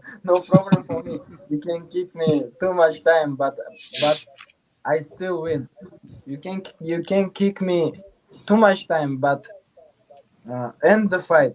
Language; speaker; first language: English; non-native, learner; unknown